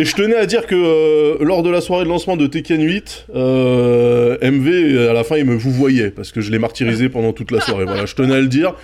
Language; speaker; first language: French; native; French